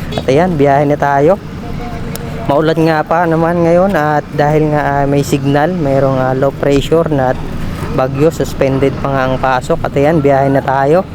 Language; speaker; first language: Filipino; native; Filipino